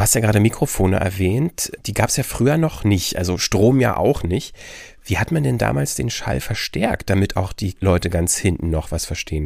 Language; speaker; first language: German; native; German